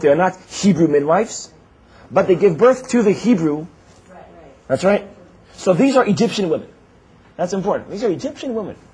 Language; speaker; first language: English; non-native, fluent; Hebrew